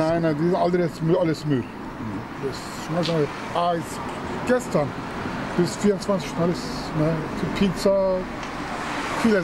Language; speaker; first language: German; non-native, learner; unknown